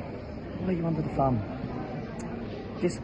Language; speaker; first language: English; native; English